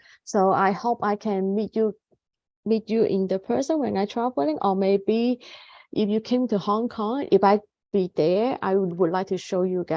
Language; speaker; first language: English; non-native, fluent; Cantonese